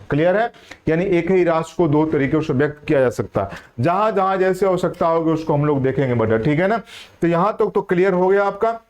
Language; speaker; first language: Hindi; native; Hindi